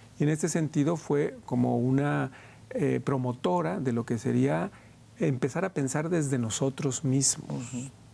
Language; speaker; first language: Spanish; native; Spanish